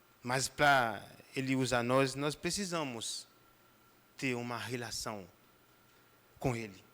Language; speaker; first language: Portuguese; non-native, fluent; Haitian Creole